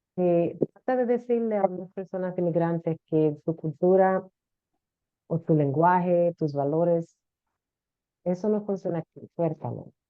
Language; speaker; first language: Spanish; early bilingual, heritage; Spanish